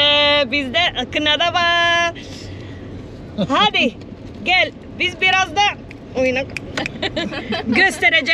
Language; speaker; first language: Turkish; non-native, learner; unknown